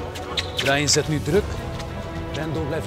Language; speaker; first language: Dutch; native; Dutch